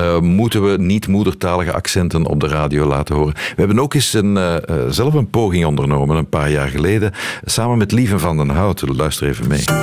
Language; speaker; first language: Dutch; native; Dutch